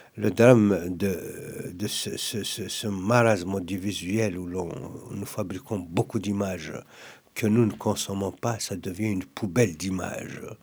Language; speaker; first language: French; non-native, local second language; Kabyle